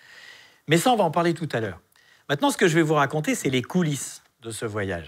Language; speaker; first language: French; native; French